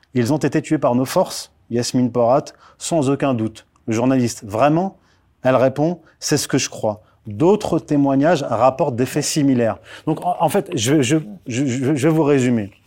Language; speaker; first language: French; early bilingual, other home language; Berber languages